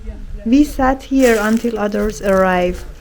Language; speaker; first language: English; non-native, learner; Kurdish